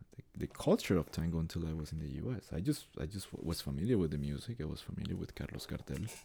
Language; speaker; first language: English; non-native, fluent; Spanish